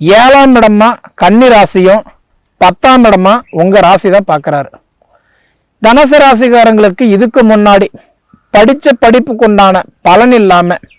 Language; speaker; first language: Tamil; native; Tamil